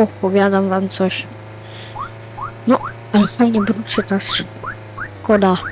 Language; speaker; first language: Polish; native; Polish